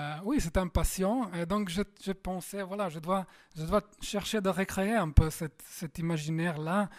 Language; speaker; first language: French; non-native, fluent; Slovenian